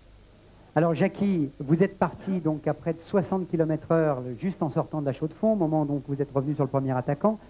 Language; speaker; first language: French; native; French